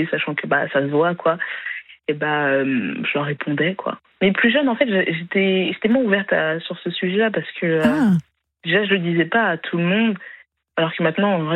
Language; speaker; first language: French; native; French